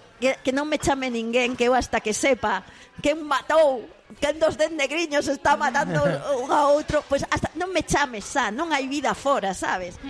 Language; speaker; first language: Galician; native; Galician